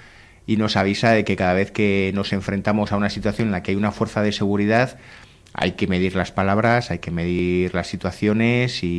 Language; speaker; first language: Spanish; native; Spanish